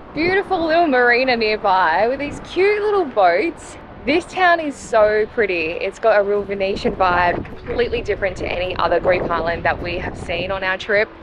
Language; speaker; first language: English; native; English